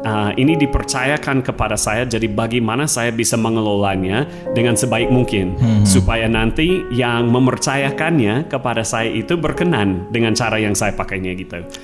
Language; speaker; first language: Malay; non-native, fluent; English